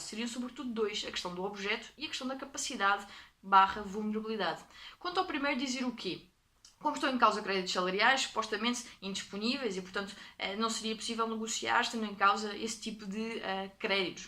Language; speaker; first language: Portuguese; native; Portuguese